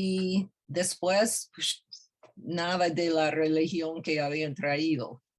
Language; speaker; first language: Spanish; non-native, fluent; English